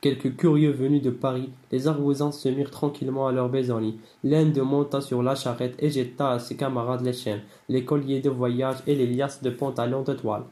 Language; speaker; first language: French; non-native, local second language; Arabic